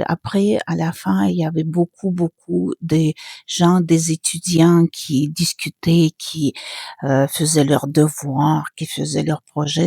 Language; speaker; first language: French; non-native, fluent; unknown